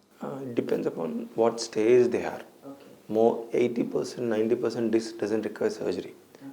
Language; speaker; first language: English; non-native, local second language; Telugu